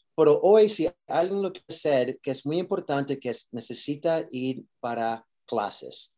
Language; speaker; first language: Spanish; early bilingual, heritage; Spanish